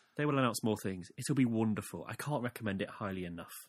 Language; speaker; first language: English; native; English